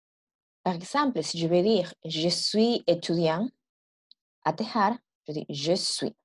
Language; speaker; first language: French; non-native, fluent; Spanish